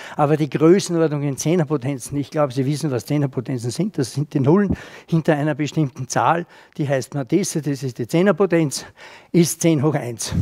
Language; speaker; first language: German; native; German